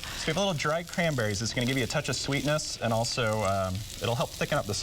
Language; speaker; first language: English; native; English